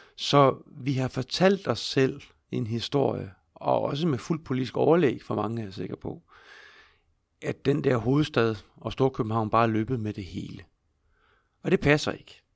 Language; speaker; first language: Danish; native; Danish